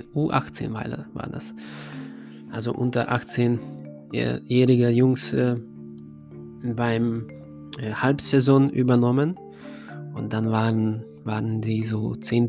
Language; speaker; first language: German; non-native, fluent; Hungarian